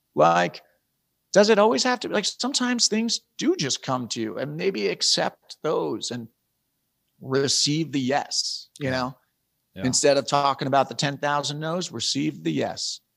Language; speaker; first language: English; native; English